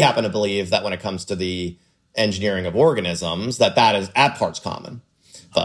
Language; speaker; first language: English; native; English